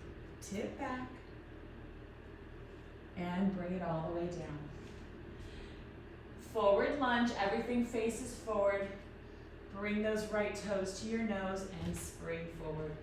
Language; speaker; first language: English; native; English